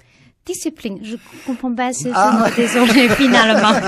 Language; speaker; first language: French; non-native, learner; Chinese